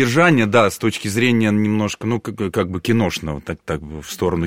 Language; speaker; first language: Russian; native; Russian